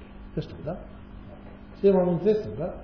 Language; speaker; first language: Russian; non-native, learner; Tibetan